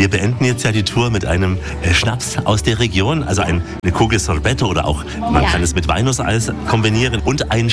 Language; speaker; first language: German; native; German